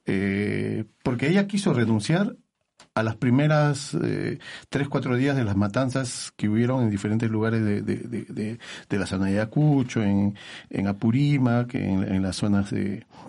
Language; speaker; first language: Spanish; native; Spanish